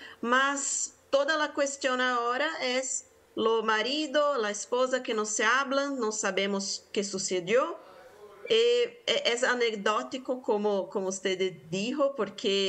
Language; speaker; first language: Spanish; non-native, fluent; Portuguese